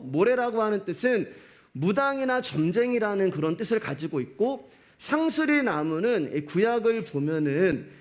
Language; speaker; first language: Korean; native; Korean